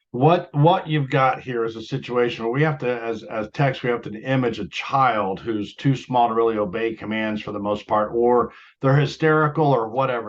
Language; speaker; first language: English; native; English